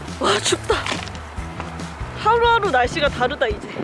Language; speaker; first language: Korean; native; Korean